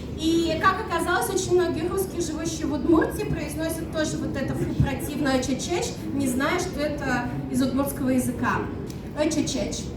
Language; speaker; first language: Russian; non-native, local second language; Udmurt